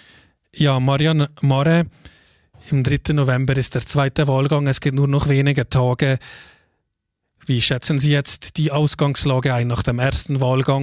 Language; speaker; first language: German; native; German